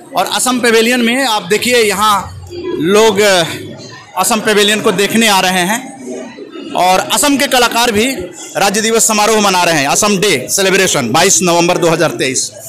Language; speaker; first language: Hindi; native; Hindi